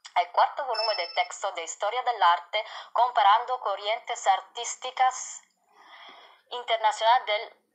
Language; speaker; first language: Spanish; non-native, learner; Italian